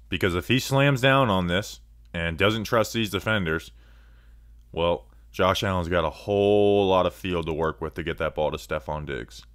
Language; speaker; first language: English; native; English